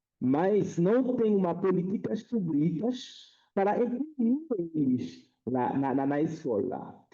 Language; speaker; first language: Portuguese; non-native, fluent; Haitian Creole